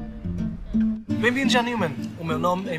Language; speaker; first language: Portuguese; native; Portuguese